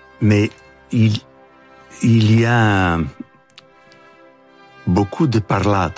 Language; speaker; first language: French; non-native, fluent; Italian